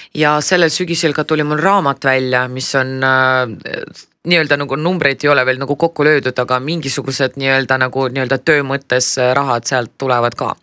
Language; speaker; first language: Estonian; non-native, local second language; Russian